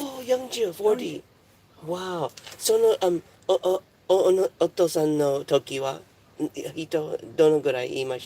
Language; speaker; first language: Japanese; non-native, learner; English